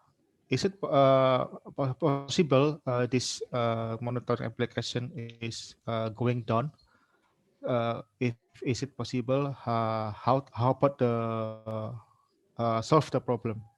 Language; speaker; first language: English; non-native, learner; Indonesian